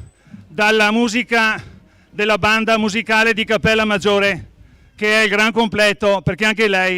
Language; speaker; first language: Italian; native; Italian